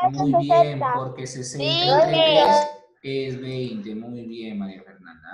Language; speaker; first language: Spanish; native; Spanish